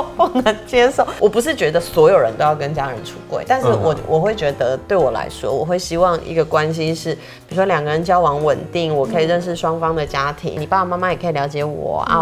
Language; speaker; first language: Chinese; native; Chinese